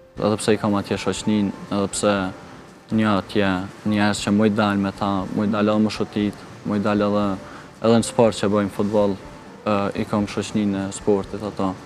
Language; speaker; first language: Albanian; early bilingual, heritage; Albanian